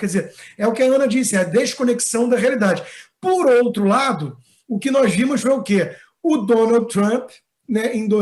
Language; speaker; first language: Portuguese; native; Portuguese